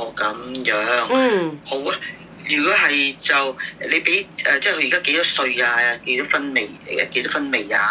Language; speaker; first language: Cantonese; native; Cantonese